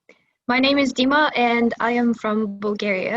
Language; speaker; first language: English; non-native, fluent; Bulgarian